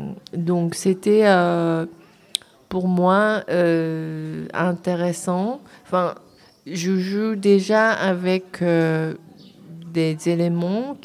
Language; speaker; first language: French; non-native, fluent; Japanese